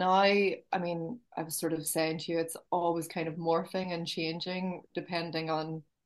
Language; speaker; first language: English; native; English